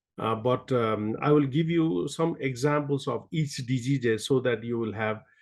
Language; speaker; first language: English; non-native, local second language; Nepali